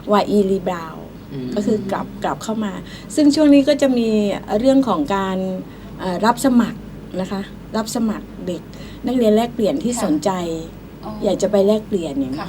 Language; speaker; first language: Thai; native; Thai